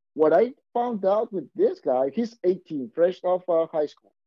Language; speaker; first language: English; non-native, fluent; Spanish